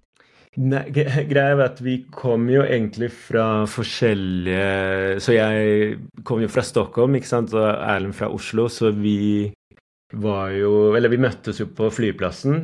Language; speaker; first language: Norwegian; non-native, fluent; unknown